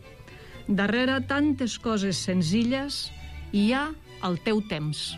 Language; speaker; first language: Catalan; native; Catalan